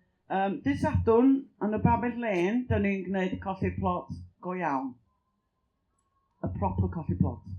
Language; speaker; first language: Welsh; native; Welsh